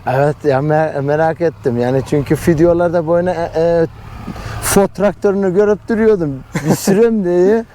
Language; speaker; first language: Turkish; early bilingual, heritage; Turkish